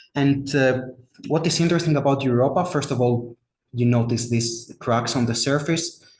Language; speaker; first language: English; non-native, fluent; Greek